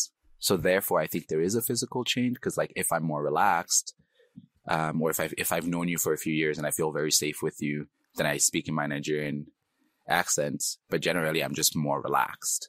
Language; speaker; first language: English; native; English